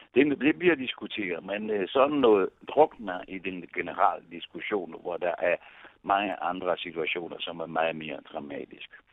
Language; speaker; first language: Danish; non-native, fluent; Italian